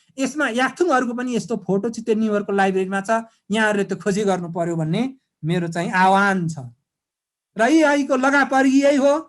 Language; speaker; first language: Nepali; non-native, local second language; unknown